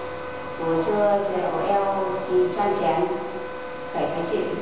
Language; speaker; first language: Chinese; non-native, learner; Vietnamese